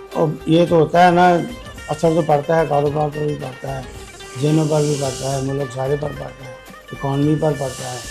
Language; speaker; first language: Urdu; non-native, local second language; Punjabi